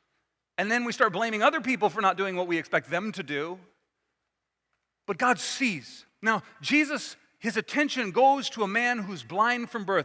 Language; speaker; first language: English; native; English